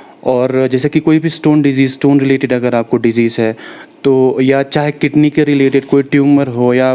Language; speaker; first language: Hindi; non-native, local second language; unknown